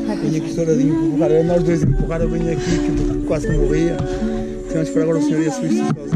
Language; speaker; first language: Portuguese; native; Portuguese